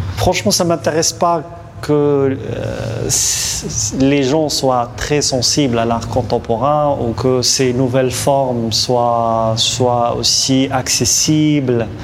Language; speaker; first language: French; non-native, local second language; Arabic